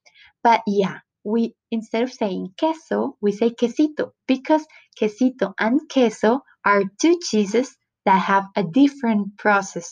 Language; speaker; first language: English; non-native, fluent; Spanish